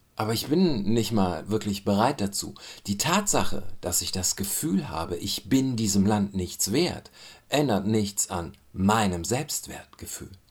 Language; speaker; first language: German; early bilingual, other home language; Turkish